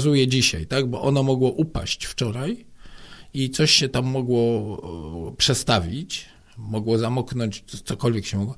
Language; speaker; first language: Polish; native; Polish